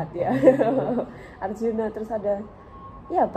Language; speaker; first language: Indonesian; early bilingual, heritage; English